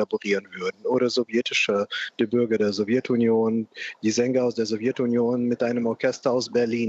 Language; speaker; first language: German; non-native, fluent; Russian